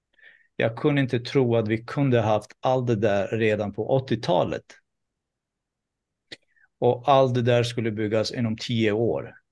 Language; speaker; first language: Swedish; non-native, fluent; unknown